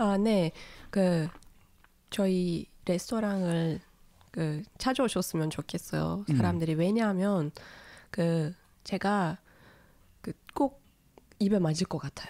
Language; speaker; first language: Korean; non-native, fluent; Turkish